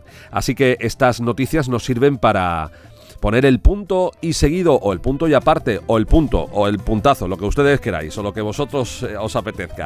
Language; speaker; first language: Spanish; native; Spanish